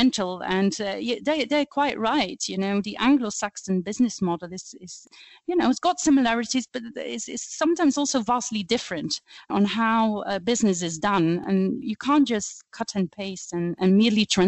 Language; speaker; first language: English; non-native, fluent; Dutch